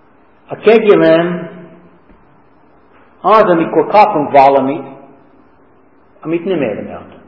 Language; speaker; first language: Hungarian; non-native, fluent; English